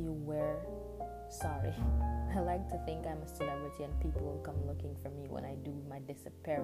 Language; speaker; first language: English; non-native, local second language; Jamaican Creole English